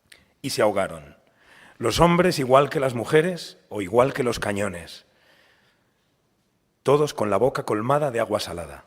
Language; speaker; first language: Spanish; native; Spanish